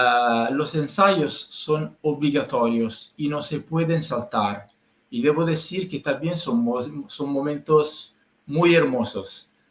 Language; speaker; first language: Spanish; non-native, learner; Italian